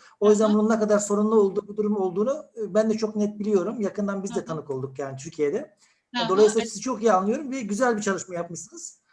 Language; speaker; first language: Turkish; native; Turkish